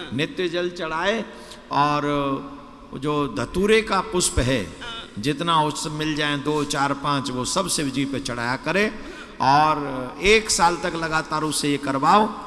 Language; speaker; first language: Hindi; native; Hindi